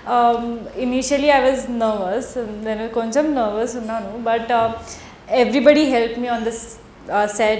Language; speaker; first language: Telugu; non-native, learner; Hindi